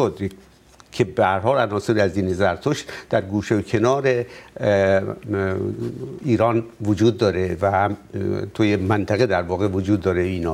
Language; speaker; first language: Persian; native; Persian